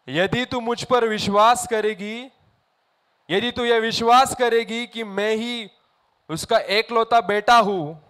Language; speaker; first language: Hindi; non-native, local second language; Marathi